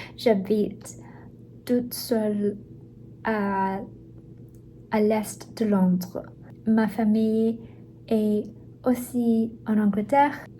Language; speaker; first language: French; non-native, learner; Chinese